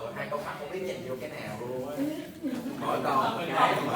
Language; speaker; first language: Vietnamese; native; Vietnamese